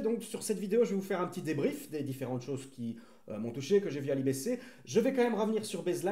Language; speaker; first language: French; native; French